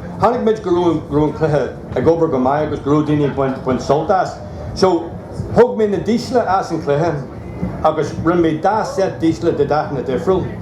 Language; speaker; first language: Irish; non-native, local second language; English